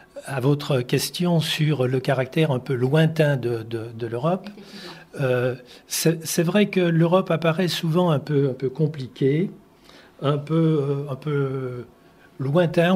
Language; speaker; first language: French; native; French